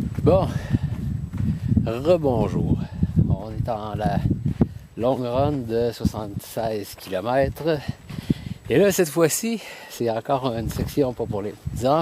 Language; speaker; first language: French; native; French